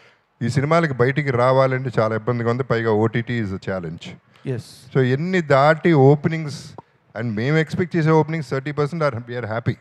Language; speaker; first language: Telugu; native; Telugu